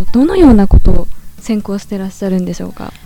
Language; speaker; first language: Japanese; native; Japanese